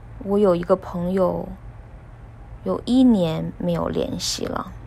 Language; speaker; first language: Chinese; non-native, learner; English